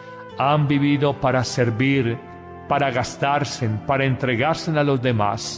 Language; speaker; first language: Spanish; native; Spanish